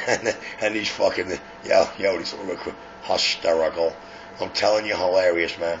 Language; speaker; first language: English; native; English